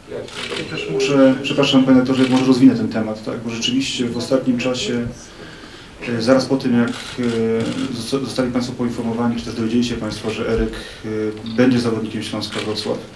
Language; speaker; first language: Polish; native; Polish